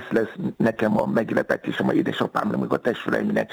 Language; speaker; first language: Hungarian; non-native, fluent; Yoruba